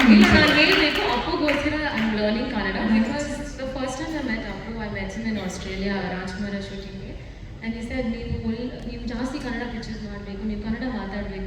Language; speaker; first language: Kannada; non-native, learner; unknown